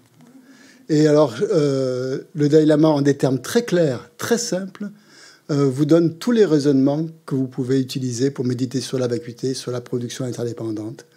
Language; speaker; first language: French; native; French